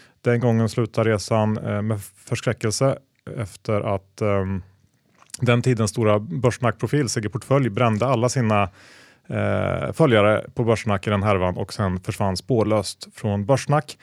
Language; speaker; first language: Swedish; native; Swedish